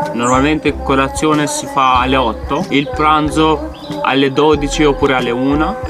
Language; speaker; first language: Italian; non-native, fluent; Albanian